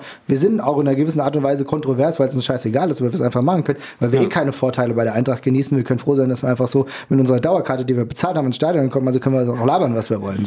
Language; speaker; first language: German; native; German